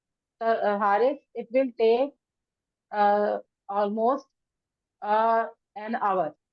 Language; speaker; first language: English; non-native, learner; Urdu